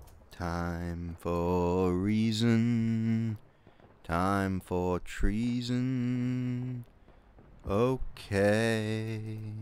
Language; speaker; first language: English; native; English